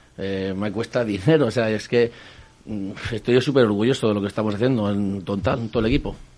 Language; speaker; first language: Spanish; native; Spanish